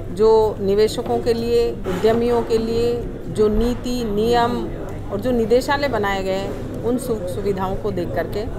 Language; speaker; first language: Hindi; native; Hindi